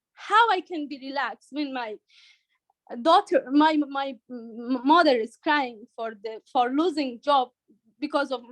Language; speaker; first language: English; non-native, learner; Persian